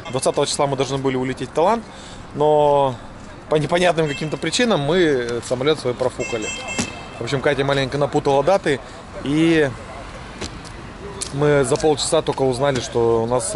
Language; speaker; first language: Russian; native; Russian